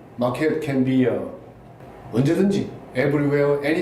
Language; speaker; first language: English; non-native, learner; Korean